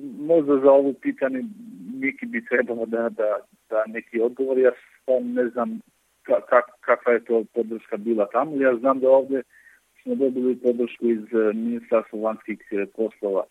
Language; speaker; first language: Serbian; non-native, local second language; Albanian